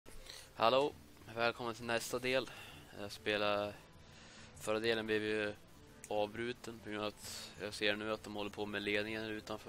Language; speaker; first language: Swedish; native; Swedish